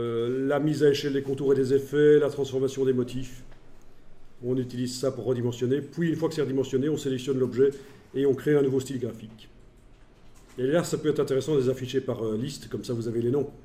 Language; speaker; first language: French; native; French